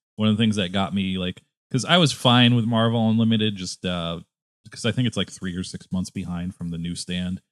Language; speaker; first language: English; native; English